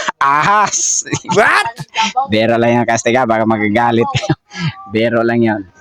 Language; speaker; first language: Filipino; non-native, local second language; Cebuano